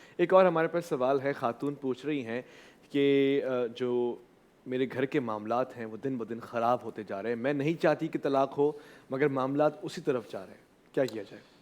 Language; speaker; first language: Urdu; native; Urdu